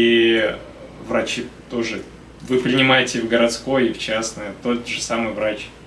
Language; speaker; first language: Russian; native; Russian